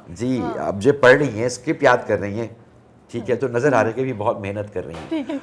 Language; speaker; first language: Urdu; native; Urdu